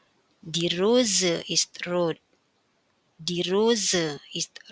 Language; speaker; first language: German; non-native, fluent; Indonesian